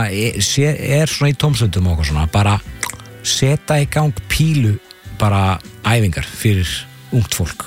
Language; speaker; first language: Icelandic; native; Icelandic